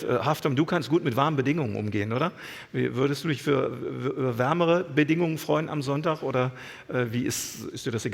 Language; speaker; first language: German; native; German